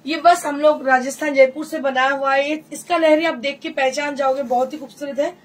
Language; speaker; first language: Hindi; non-native, local second language; Bangla